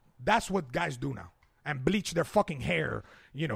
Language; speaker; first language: English; early bilingual, other home language; Spanish